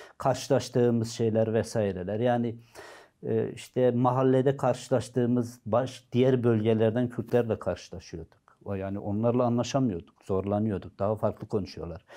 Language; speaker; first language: Turkish; non-native, local second language; Zaza